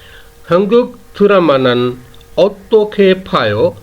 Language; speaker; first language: Korean; non-native, fluent; Urdu